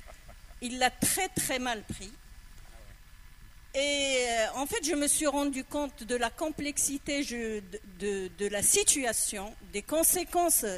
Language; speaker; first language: French; non-native, local second language; Arabic